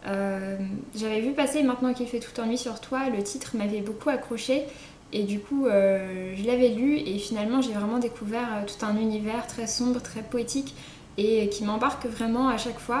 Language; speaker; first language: French; native; French